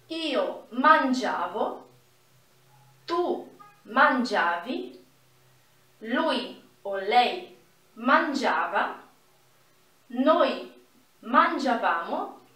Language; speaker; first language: Italian; non-native, fluent; Portuguese